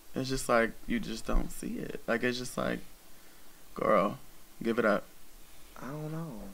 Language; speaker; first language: English; native; English